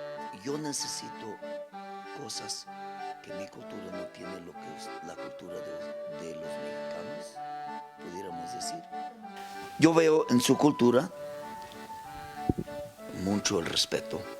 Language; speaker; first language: Spanish; non-native, local second language; Plautdietsch